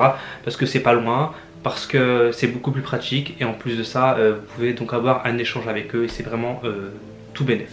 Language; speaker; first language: French; native; French